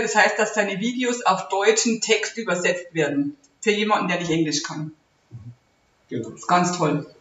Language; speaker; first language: German; native; German